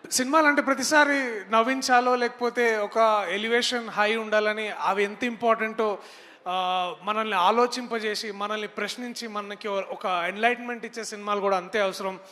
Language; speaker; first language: Telugu; native; Telugu